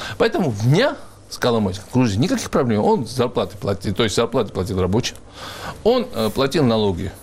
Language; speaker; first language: Russian; non-native, local second language; Georgian